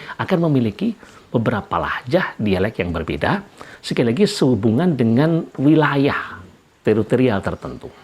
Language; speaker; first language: Indonesian; native; Indonesian